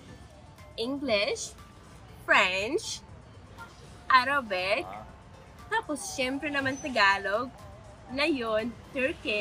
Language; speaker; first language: Filipino; non-native, learner; Arabic